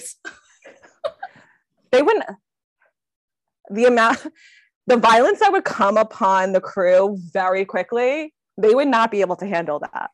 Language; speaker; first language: English; native; English